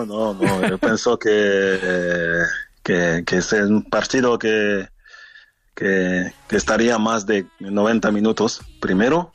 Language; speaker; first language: Spanish; non-native, fluent; French